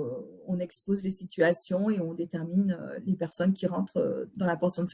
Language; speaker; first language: French; native; French